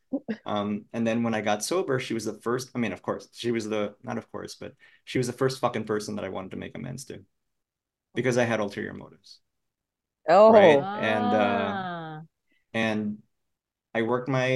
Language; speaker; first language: English; non-native, local second language; Filipino